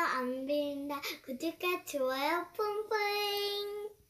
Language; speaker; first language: Korean; early bilingual, heritage; Korean